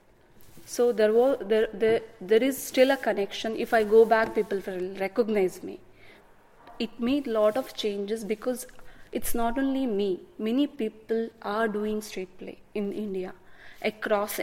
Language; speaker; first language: English; non-native, local second language; Kannada